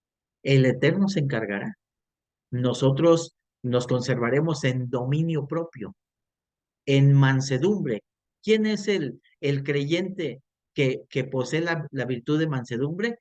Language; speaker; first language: Spanish; native; Spanish